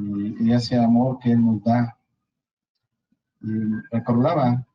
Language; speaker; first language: Spanish; native; Spanish